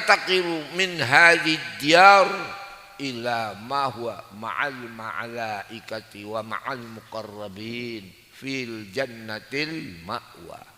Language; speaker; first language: Arabic; non-native, fluent; Javanese